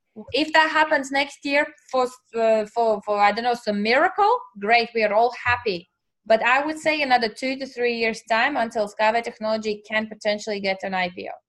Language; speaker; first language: English; non-native, fluent; Latvian